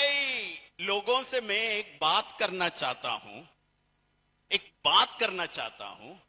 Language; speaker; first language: Hindi; non-native, fluent; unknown